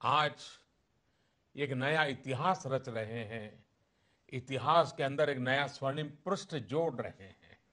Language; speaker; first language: Hindi; non-native, local second language; Gujarati